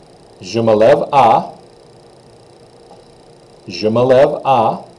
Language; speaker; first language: French; non-native, fluent; English